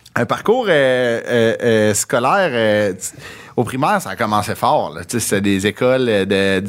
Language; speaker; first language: French; native; French